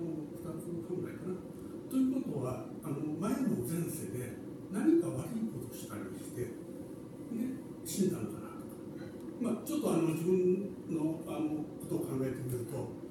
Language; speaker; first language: Japanese; native; Japanese